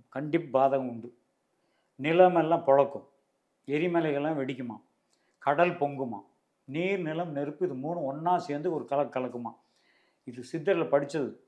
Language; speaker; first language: Tamil; native; Tamil